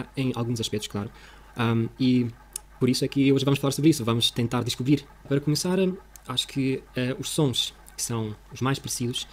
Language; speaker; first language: Portuguese; non-native, fluent; Russian